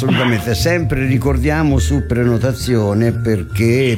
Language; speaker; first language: Italian; native; Italian